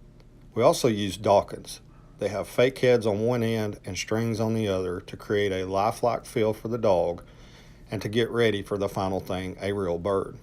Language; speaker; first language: English; native; English